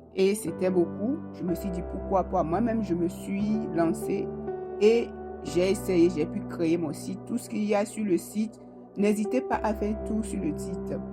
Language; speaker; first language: French; non-native, local second language; Ewe